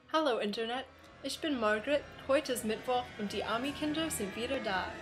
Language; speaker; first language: German; non-native, learner; English